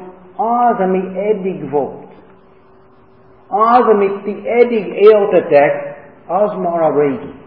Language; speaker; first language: Hungarian; non-native, fluent; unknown